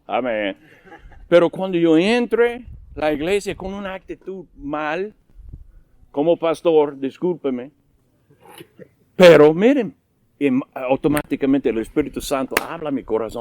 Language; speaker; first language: Spanish; non-native, learner; English